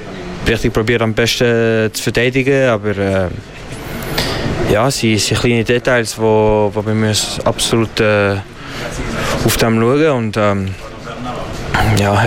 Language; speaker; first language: German; non-native, learner; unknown